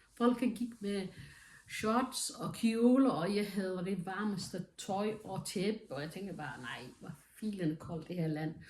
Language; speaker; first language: Danish; non-native, fluent; Somali